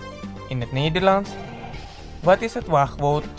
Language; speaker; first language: Dutch; non-native, learner; Indonesian